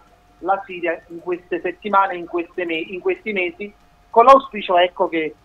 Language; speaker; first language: Italian; native; Italian